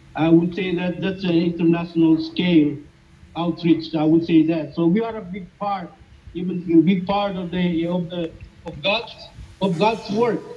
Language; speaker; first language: English; non-native, fluent; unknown